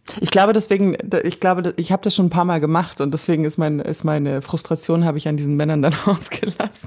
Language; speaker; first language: German; native; German